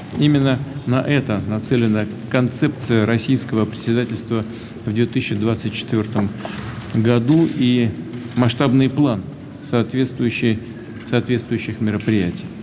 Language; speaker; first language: Russian; native; Russian